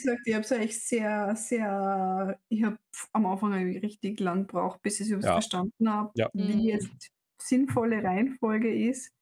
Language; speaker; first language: German; native; German